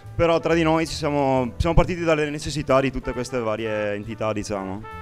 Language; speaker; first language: Italian; native; Italian